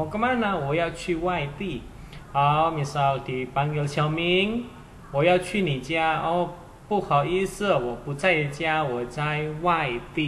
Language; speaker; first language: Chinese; non-native, fluent; Indonesian